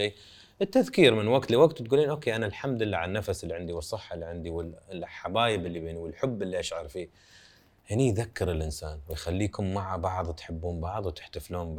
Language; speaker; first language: Arabic; native; Arabic